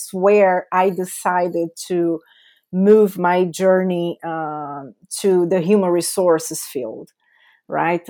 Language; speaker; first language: English; non-native, fluent; Portuguese